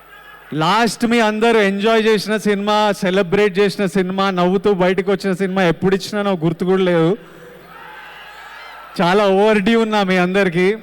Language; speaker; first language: Telugu; native; Telugu